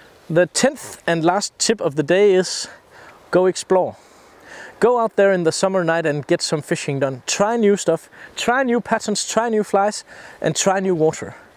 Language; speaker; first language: English; non-native, fluent; Danish